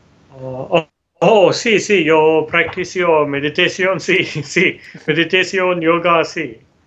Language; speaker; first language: Spanish; non-native, learner; Tamil